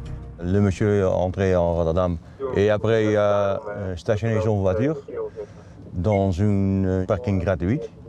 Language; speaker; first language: French; non-native, learner; Dutch